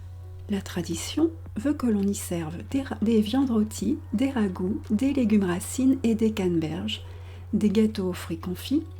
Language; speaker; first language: French; native; French